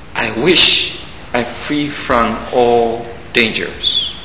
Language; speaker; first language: English; non-native, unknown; Burmese